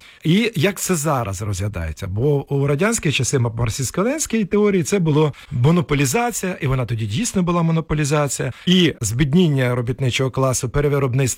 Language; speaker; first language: Ukrainian; native; Ukrainian